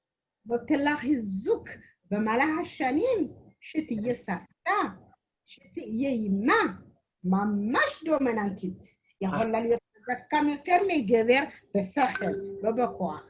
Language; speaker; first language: Hebrew; non-native, learner; Amharic